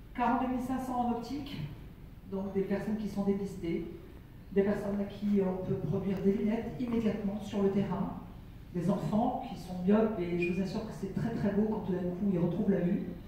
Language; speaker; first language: French; native; French